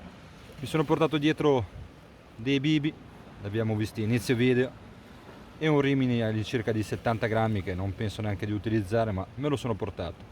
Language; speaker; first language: Italian; native; Italian